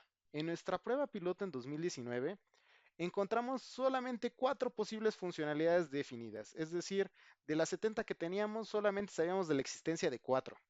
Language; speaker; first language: Spanish; native; Spanish